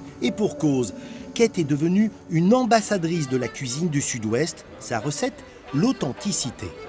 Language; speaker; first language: French; native; French